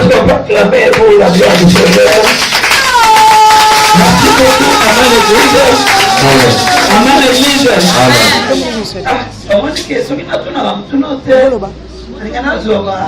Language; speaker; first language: French; non-native, local second language; Lingala